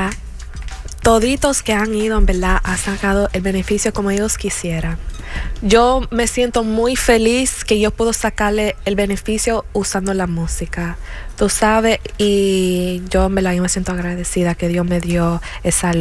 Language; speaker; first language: Spanish; early bilingual, heritage; Spanish